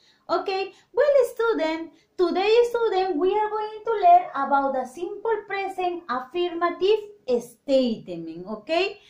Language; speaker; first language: English; non-native, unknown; Spanish